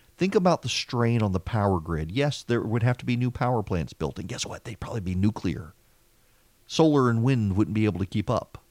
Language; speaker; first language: English; native; English